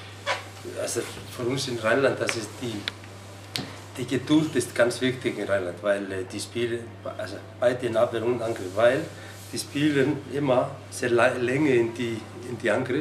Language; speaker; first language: German; non-native, learner; Icelandic